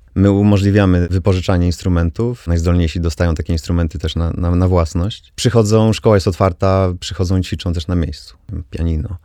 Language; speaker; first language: Polish; native; Polish